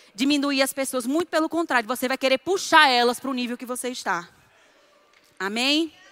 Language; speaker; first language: Portuguese; native; Portuguese